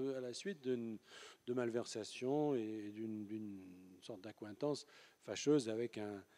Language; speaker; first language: French; native; French